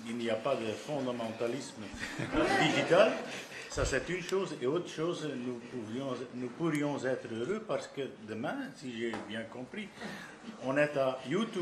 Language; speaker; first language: French; non-native, fluent; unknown